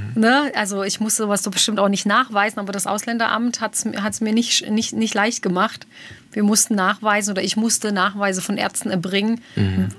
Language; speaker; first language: German; early bilingual, other home language; Bosnian